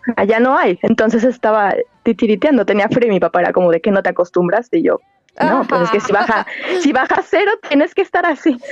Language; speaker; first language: Spanish; native; Spanish